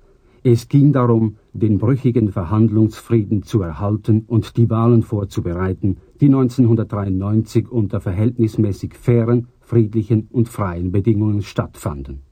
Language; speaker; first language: German; native; German